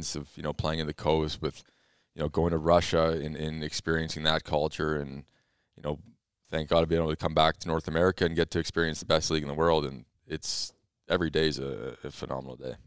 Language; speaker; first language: English; native; English